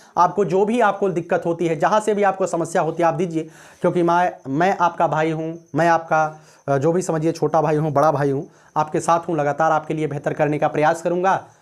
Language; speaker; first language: Hindi; native; Hindi